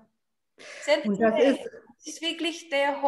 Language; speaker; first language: German; non-native, fluent; Spanish